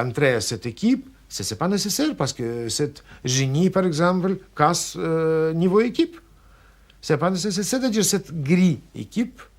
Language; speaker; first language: French; non-native, learner; Russian